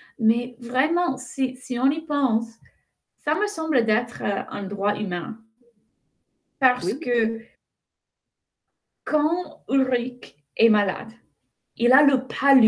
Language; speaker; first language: French; non-native, fluent; English